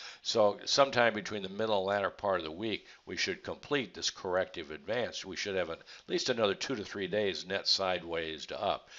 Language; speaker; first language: English; native; English